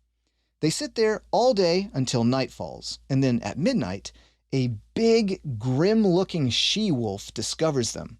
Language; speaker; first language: English; native; English